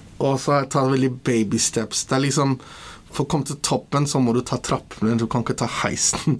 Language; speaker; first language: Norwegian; early bilingual, other home language; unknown